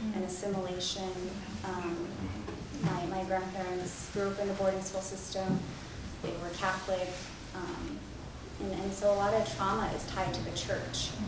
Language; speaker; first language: English; native; English